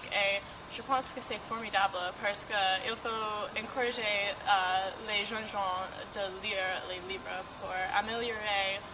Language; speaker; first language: French; non-native, learner; English